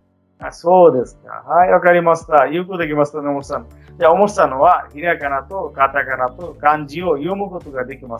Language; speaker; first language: Japanese; non-native, fluent; Bangla